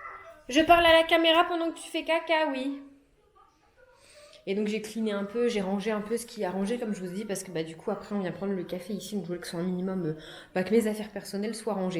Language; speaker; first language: French; native; French